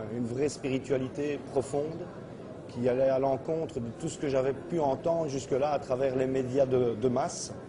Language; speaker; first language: French; native; French